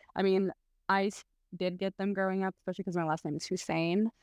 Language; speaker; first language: English; early bilingual, other home language; Arabic